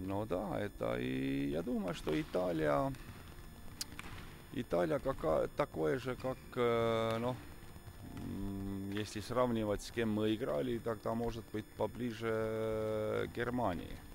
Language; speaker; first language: Russian; non-native, fluent; Estonian